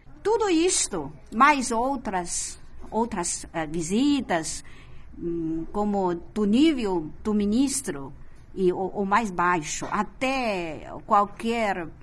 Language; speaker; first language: Portuguese; non-native, fluent; Chinese